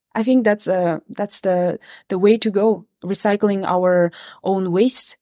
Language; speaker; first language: English; non-native, fluent; Kazakh